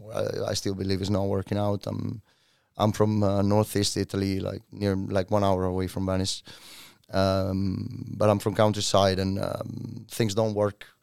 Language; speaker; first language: English; non-native, fluent; Italian